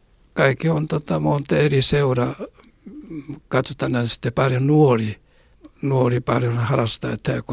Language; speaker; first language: Finnish; non-native, learner; Korean